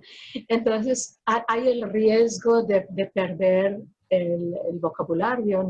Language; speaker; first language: Spanish; non-native, fluent; Filipino